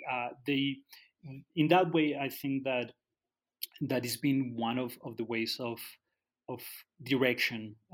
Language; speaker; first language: English; non-native, fluent; Spanish